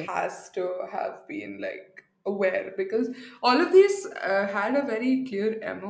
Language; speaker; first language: English; non-native, local second language; Arabic